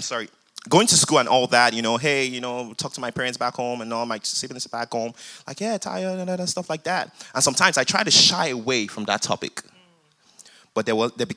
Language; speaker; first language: English; non-native, local second language; Yoruba